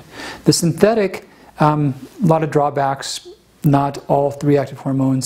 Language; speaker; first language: English; native; English